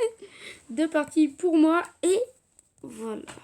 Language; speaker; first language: French; native; French